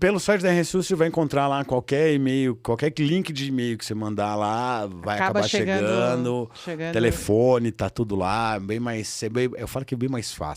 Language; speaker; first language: Portuguese; native; Portuguese